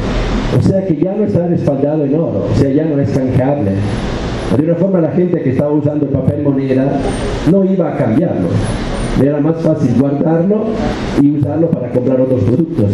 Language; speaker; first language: Spanish; non-native, fluent; Italian